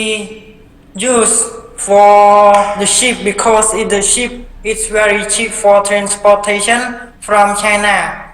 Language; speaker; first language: English; non-native, learner; Khmer